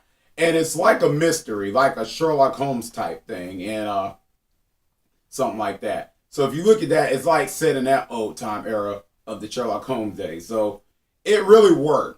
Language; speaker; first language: English; native; English